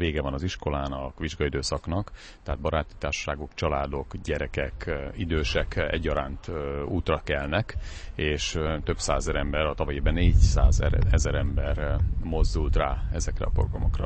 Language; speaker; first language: Hungarian; native; Hungarian